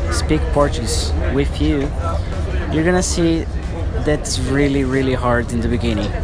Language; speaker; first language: English; non-native, fluent; Portuguese